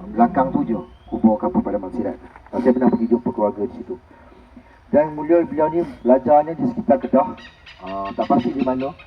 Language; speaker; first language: Malay; native; Malay